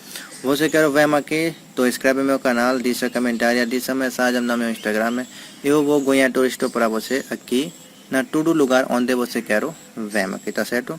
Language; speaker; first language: Portuguese; non-native, learner; Hindi